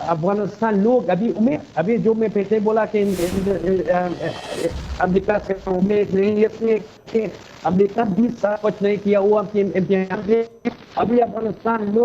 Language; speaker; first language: Hindi; non-native, fluent; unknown